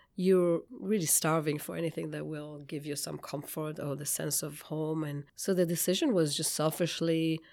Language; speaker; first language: English; non-native, fluent; Hebrew